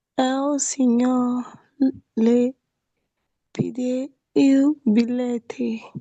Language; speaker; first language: Spanish; non-native, learner; English